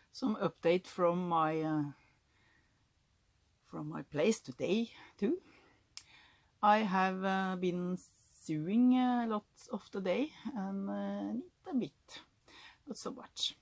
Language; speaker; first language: English; non-native, learner; Norwegian